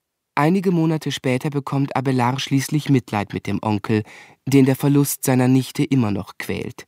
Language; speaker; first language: German; native; German